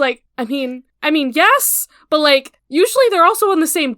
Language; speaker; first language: English; native; English